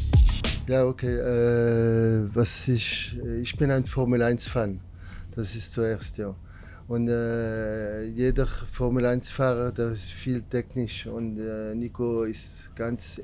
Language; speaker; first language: German; non-native, learner; French